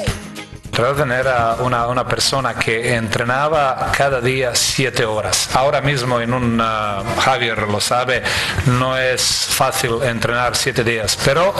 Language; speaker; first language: Spanish; non-native, fluent; Croatian